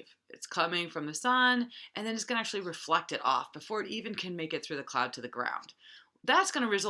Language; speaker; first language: English; native; English